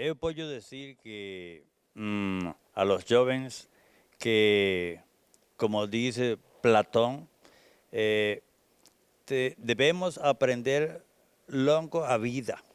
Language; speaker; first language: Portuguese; non-native, learner; Spanish